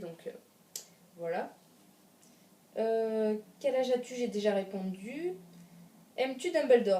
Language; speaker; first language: French; native; French